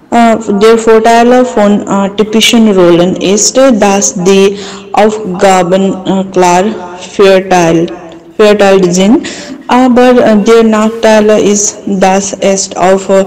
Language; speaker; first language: German; non-native, learner; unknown